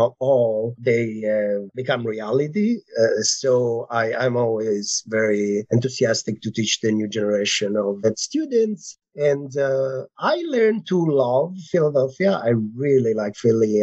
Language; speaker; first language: English; non-native, fluent; Italian